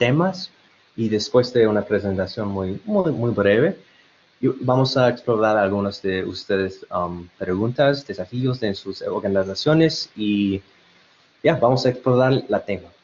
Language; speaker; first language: Spanish; non-native, learner; English